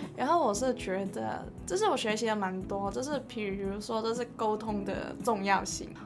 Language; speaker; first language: Chinese; non-native, local second language; Cantonese